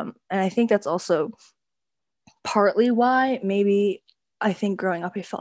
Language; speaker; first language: English; native; English